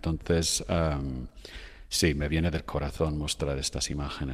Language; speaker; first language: Spanish; non-native, fluent; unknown